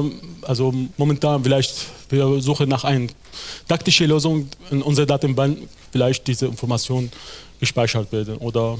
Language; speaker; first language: German; non-native, fluent; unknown